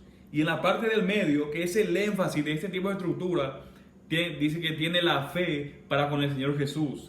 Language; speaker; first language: Spanish; native; Spanish